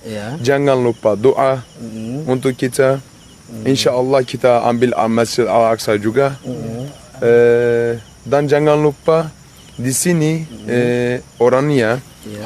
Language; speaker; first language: Indonesian; non-native, learner; Turkish